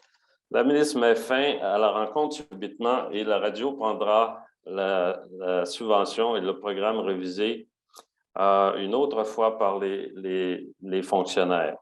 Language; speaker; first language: French; native; French